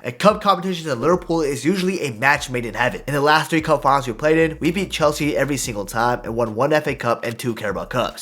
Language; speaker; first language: English; native; English